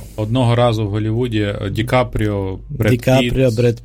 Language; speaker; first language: Polish; non-native, learner; Ukrainian